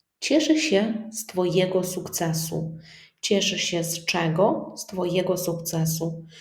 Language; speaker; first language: Polish; non-native, fluent; Ukrainian